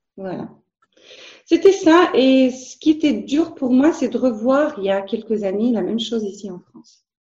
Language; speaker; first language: French; non-native, local second language; Arabic